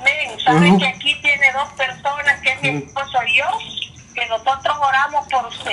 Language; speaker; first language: Spanish; native; Spanish